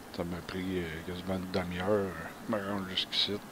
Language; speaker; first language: French; native; French